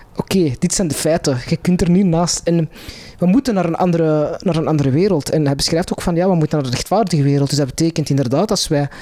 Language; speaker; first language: Dutch; non-native, local second language; Arabic